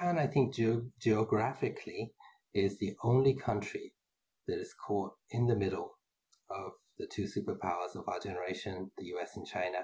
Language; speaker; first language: English; native; English